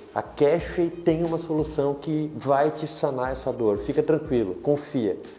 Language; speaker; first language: Portuguese; native; Portuguese